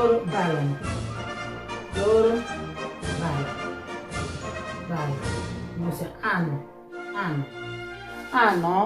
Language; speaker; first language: Italian; non-native, learner; Nigerian Pidgin